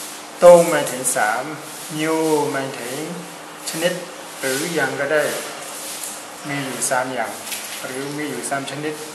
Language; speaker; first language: Thai; non-native, fluent; Burmese